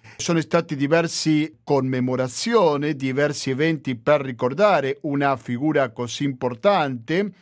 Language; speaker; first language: Italian; non-native, fluent; Spanish